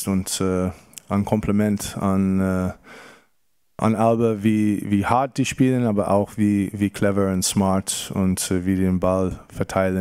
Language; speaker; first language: German; non-native, fluent; English